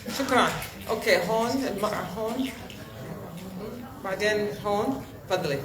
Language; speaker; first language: Arabic; early bilingual, heritage; Arabic